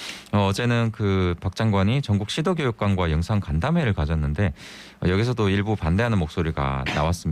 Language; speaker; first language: Korean; native; Korean